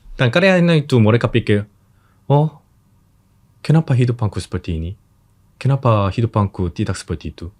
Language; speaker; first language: Indonesian; non-native, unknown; Korean